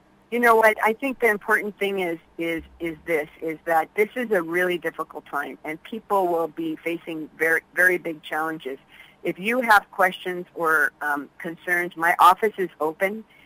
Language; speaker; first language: English; early bilingual, other home language; Spanish